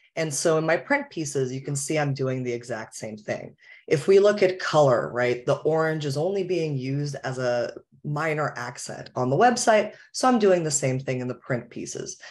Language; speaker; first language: English; native; English